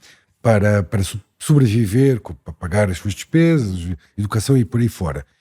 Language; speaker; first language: Portuguese; native; Portuguese